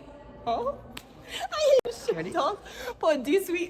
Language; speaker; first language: French; non-native, learner; English